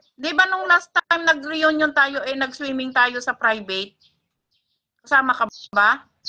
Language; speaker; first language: Filipino; native; Filipino